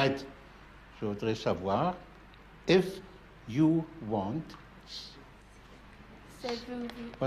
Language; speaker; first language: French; non-native, fluent; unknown